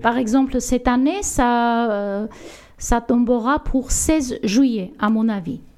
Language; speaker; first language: French; non-native, learner; Armenian